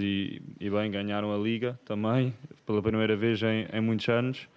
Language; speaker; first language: Portuguese; early bilingual, other home language; English